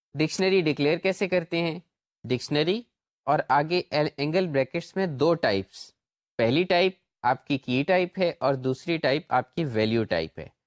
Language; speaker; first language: Urdu; native; Urdu